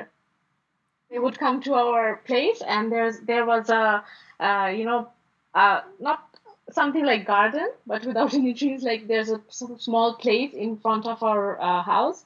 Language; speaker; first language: English; non-native, local second language; Bangla